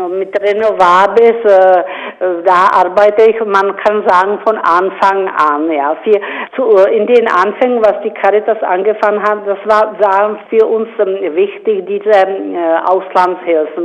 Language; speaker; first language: German; non-native, fluent; Czech